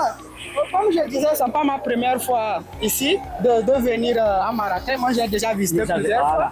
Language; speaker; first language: French; non-native, fluent; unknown